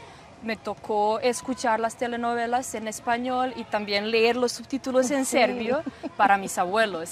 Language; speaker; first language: Spanish; non-native, fluent; Serbian